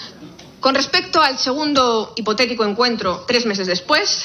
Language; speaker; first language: Spanish; native; Spanish